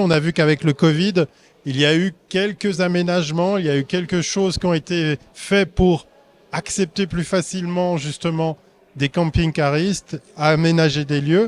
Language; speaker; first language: French; native; French